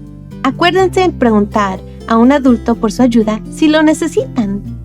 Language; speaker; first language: Spanish; early bilingual, other home language; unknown